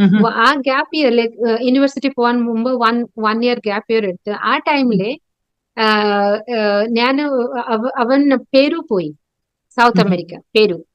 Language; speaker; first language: Malayalam; non-native, local second language; Odia